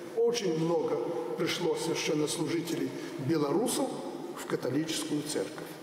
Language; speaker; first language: Russian; native; Russian